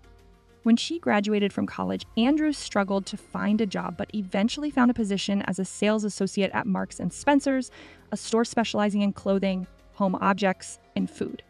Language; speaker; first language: English; native; English